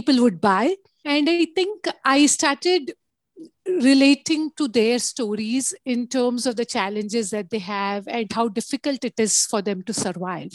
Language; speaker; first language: English; non-native, local second language; Gujarati